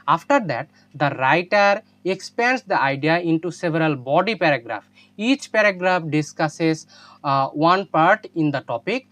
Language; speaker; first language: English; non-native, local second language; Bangla